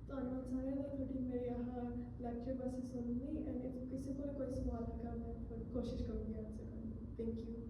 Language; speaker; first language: Punjabi; early bilingual, heritage; Punjabi